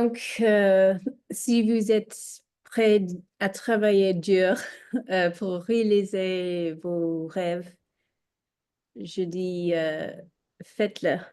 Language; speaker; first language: French; non-native, learner; English